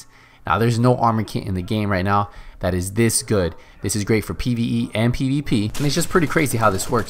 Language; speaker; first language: English; native; English